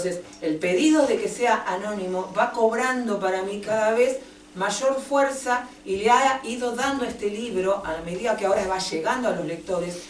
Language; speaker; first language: Spanish; native; Spanish